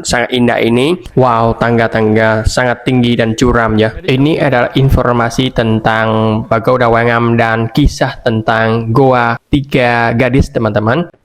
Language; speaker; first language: Indonesian; non-native, fluent; Vietnamese